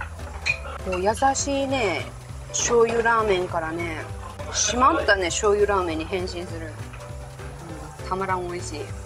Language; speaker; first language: Japanese; native; Japanese